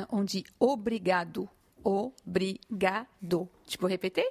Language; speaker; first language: French; non-native, learner; Portuguese